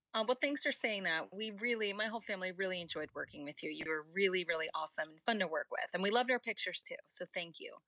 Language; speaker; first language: English; native; English